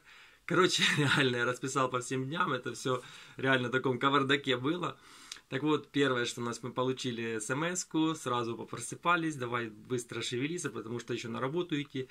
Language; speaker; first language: Russian; native; Russian